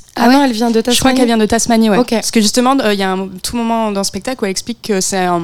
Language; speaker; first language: French; native; French